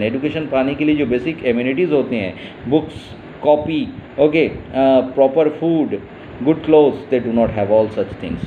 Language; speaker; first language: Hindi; native; Hindi